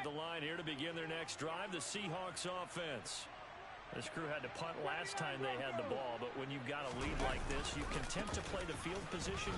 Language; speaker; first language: English; native; English